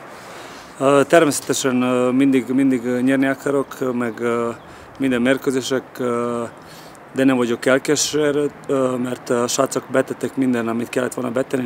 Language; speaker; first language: Hungarian; non-native, fluent; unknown